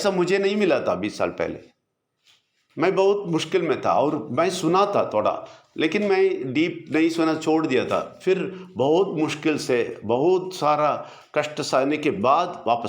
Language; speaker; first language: Hindi; non-native, local second language; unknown